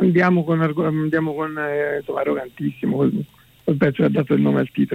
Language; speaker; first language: Italian; native; Italian